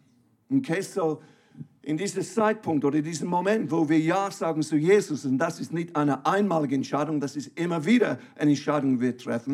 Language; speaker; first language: German; non-native, fluent; English